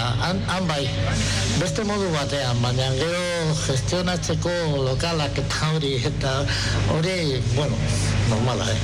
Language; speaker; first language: Basque; non-native, local second language; Spanish